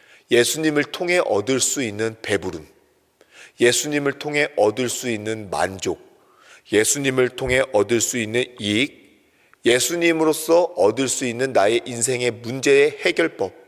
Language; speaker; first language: Korean; native; Korean